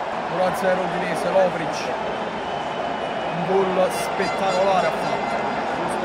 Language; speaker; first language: Italian; native; Italian